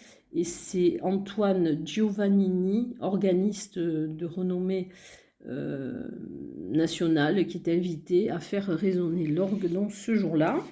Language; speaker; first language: French; native; French